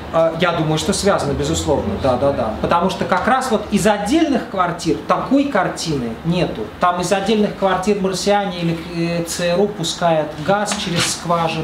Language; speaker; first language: Russian; native; Russian